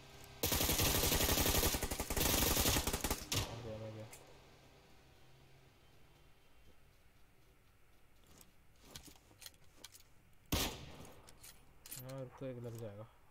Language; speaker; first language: Hindi; native; Hindi